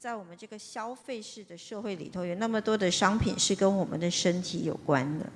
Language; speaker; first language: Chinese; native; Chinese